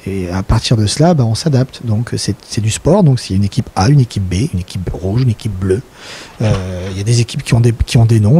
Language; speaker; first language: French; native; French